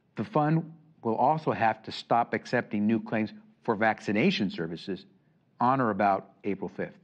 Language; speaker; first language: English; early bilingual, other home language; Spanish